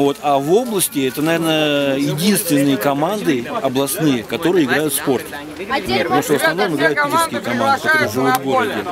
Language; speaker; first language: Russian; native; Russian